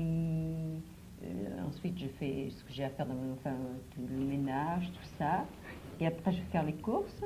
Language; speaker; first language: French; native; French